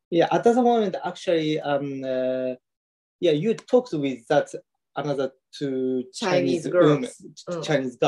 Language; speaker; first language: English; non-native, learner; Japanese